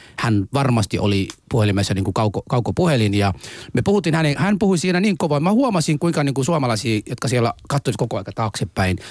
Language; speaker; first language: Finnish; non-native, fluent; Somali